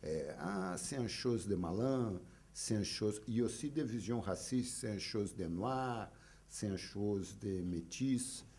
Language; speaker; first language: French; non-native, fluent; Portuguese